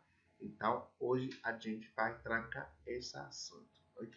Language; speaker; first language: Portuguese; non-native, fluent; English